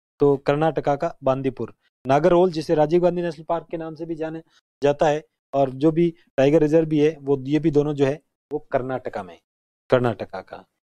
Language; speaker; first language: Hindi; native; Hindi